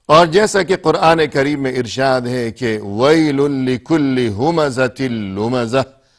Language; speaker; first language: Urdu; native; Urdu